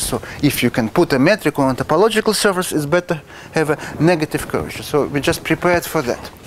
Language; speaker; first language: English; non-native, fluent; Russian